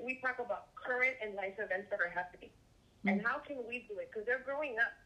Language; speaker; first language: English; early bilingual, other home language; Spanish